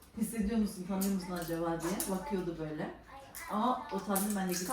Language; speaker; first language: Turkish; early bilingual, heritage; Turkish